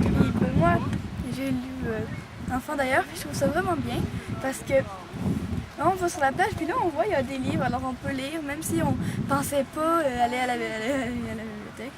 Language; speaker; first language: French; native; French